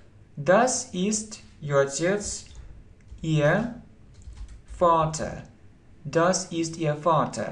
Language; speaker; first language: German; non-native, fluent; Russian